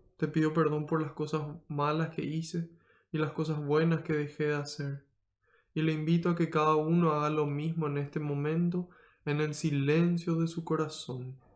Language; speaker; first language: Spanish; native; Spanish